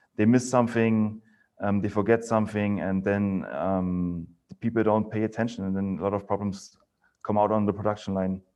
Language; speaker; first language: English; non-native, fluent; German